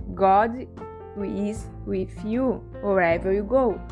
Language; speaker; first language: English; non-native, learner; Portuguese